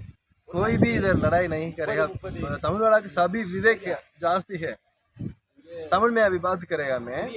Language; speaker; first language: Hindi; non-native, local second language; Tamil